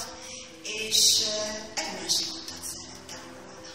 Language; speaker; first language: Hungarian; non-native, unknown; French